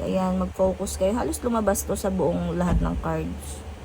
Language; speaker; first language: Filipino; native; Filipino